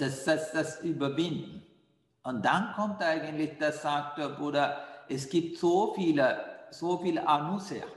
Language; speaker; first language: German; non-native, fluent; Sinhala